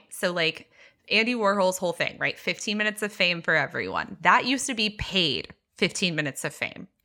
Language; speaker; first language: English; native; English